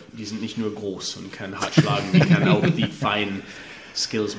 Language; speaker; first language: German; non-native, learner; English